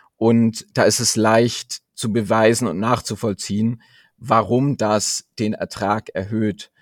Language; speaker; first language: German; native; German